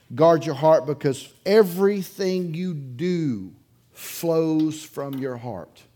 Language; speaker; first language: English; native; English